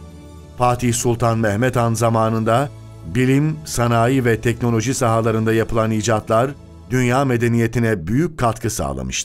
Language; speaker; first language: Turkish; native; Turkish